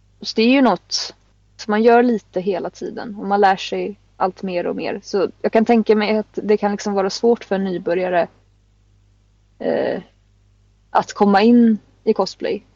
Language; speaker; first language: Swedish; native; Swedish